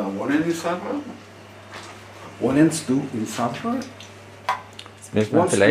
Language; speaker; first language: German; non-native, learner; Spanish